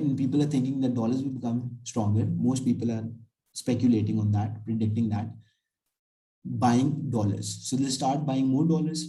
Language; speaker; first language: English; non-native, local second language; Urdu